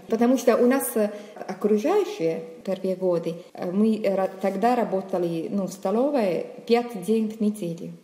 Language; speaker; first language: Russian; non-native, fluent; Italian